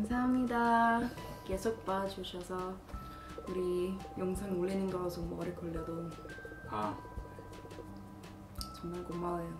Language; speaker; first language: Korean; non-native, fluent; Swedish